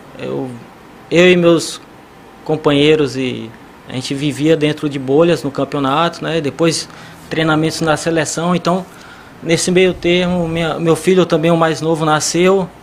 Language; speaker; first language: Portuguese; native; Portuguese